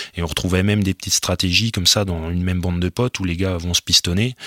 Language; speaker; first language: French; native; French